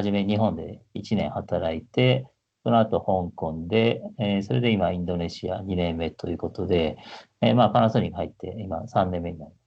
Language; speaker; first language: Japanese; native; Japanese